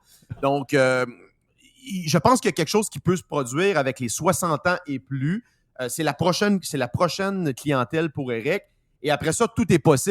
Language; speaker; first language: French; native; French